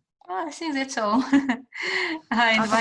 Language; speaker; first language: English; non-native, fluent; Russian